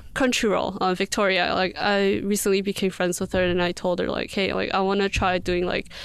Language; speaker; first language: English; early bilingual, other home language; Korean